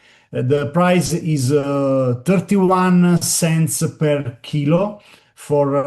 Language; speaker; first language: English; non-native, learner; Italian